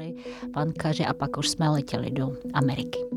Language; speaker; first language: Czech; non-native, fluent; Tatar